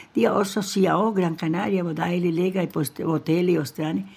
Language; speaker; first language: Danish; non-native, fluent; Spanish